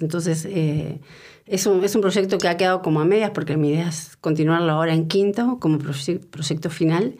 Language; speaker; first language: Spanish; native; Spanish